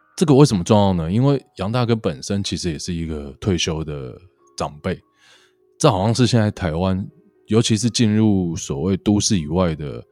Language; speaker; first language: Chinese; native; Chinese